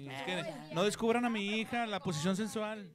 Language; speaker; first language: Spanish; native; Spanish